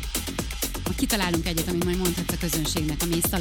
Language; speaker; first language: Hungarian; native; Hungarian